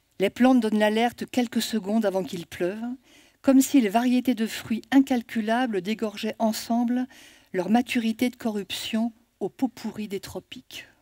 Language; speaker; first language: French; native; French